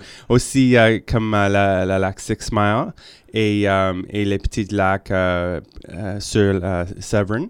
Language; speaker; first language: French; non-native, local second language; English